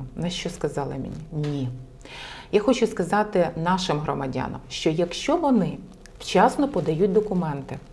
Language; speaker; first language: Ukrainian; native; Ukrainian